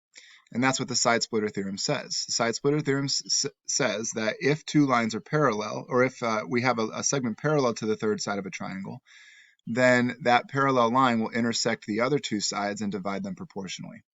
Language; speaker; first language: English; native; English